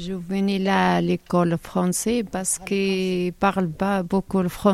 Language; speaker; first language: French; non-native, learner; Arabic